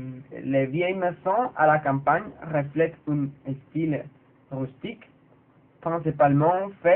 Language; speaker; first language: French; non-native, learner; Spanish